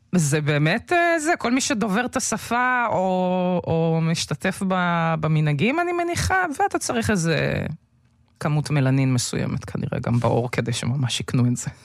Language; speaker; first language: Hebrew; early bilingual, other home language; Russian